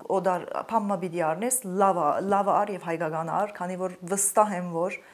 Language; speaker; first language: Armenian; early bilingual, heritage; Armenian